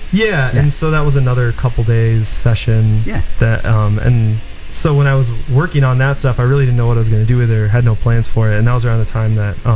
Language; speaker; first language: English; early bilingual, other home language; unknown